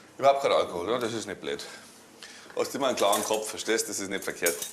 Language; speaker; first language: German; native; German